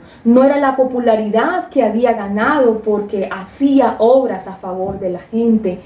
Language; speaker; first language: Spanish; native; Spanish